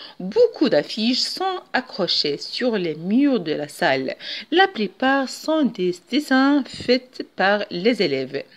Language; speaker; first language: French; non-native, local second language; Arabic